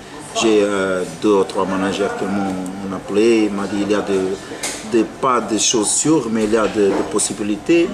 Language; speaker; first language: French; non-native, fluent; Portuguese